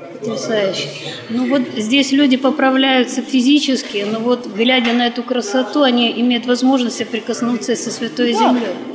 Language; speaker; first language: Russian; native; Russian